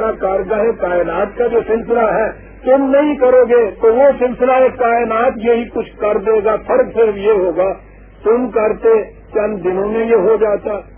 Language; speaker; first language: Urdu; non-native, local second language; Punjabi